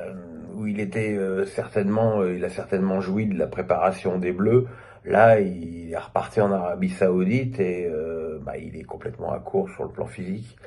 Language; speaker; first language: French; native; French